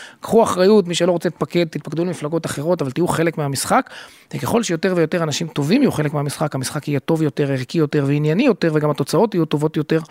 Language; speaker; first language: Hebrew; native; Hebrew